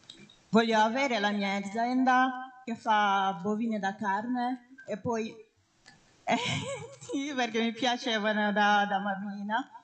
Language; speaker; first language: Italian; non-native, fluent; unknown